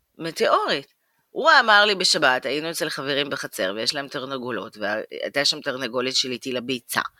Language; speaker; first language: Hebrew; early bilingual, other home language; Russian